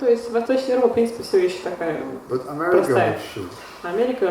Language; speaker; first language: Russian; native; Russian